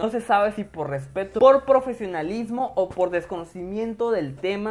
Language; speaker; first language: Spanish; native; Spanish